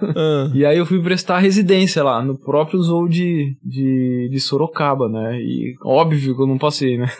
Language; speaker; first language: Portuguese; native; Portuguese